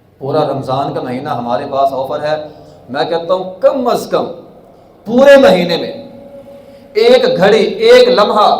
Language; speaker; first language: Urdu; non-native, local second language; Punjabi